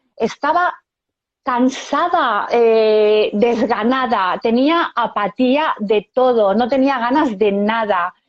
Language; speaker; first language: Spanish; native; Spanish